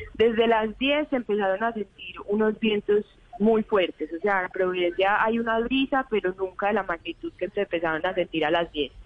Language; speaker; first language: Spanish; native; Spanish